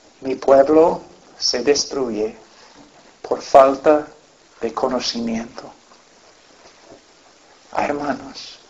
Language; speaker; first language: Spanish; non-native, fluent; English